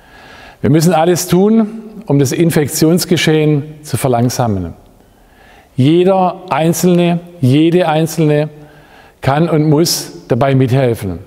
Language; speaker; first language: German; native; German